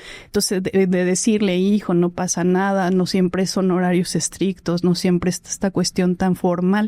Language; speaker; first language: Spanish; native; Spanish